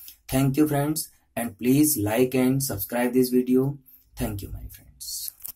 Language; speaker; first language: English; non-native, local second language; Hindi